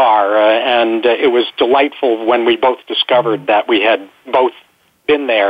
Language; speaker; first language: English; native; English